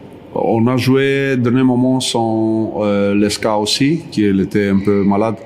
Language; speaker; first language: French; non-native, learner; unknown